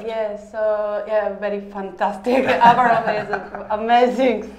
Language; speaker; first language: English; non-native, learner; Japanese